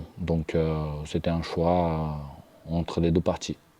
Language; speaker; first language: French; non-native, fluent; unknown